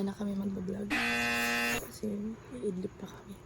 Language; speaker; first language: Filipino; native; Filipino